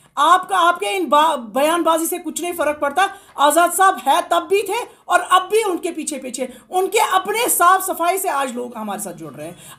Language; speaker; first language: Hindi; non-native, local second language; Kashmiri